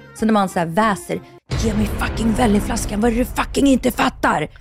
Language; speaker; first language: Swedish; non-native, fluent; Russian